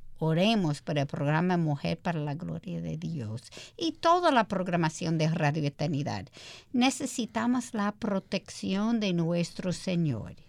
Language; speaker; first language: Spanish; early bilingual, heritage; English